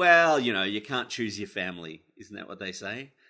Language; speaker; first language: English; native; English